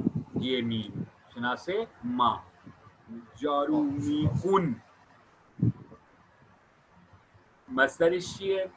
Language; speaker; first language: Persian; non-native, fluent; Urdu